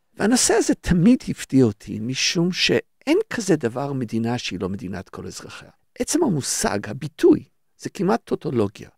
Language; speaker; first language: Hebrew; early bilingual, other home language; English